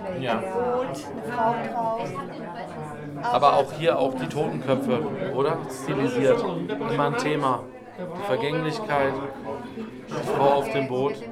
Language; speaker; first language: German; native; German